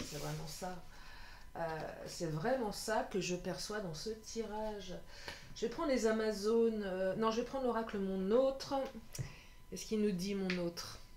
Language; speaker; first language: French; native; French